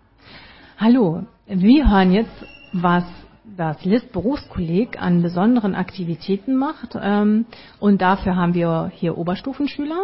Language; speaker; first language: German; native; German